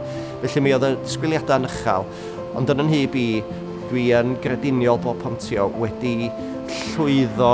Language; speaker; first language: Welsh; native; Welsh